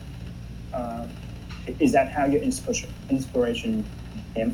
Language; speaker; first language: English; non-native, fluent; Vietnamese